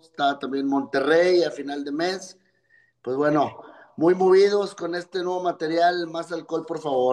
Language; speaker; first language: Spanish; native; Spanish